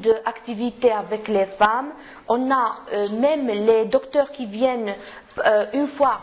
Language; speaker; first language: French; non-native, learner; Arabic